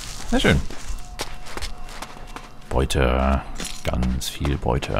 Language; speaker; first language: German; native; German